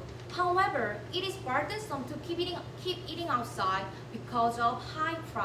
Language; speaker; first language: English; non-native, learner; Korean